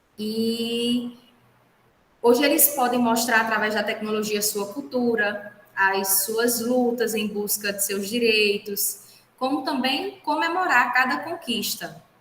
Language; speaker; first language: Portuguese; native; Portuguese